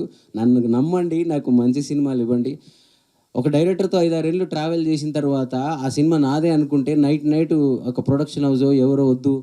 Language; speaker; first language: Telugu; native; Telugu